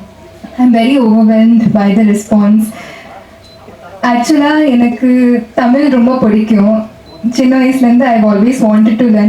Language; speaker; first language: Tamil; non-native, learner; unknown